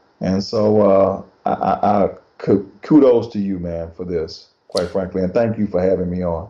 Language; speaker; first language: English; native; English